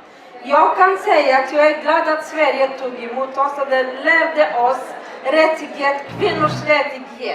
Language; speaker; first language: Swedish; non-native, learner; Swahili